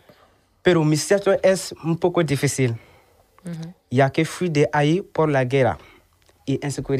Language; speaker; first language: Spanish; non-native, learner; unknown